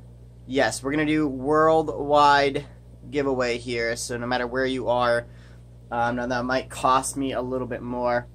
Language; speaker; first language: English; native; English